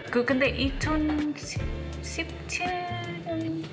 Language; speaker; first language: Korean; non-native, fluent; Indonesian